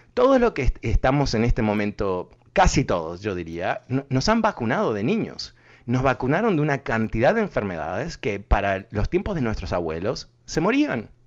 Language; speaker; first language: Spanish; early bilingual, heritage; Spanish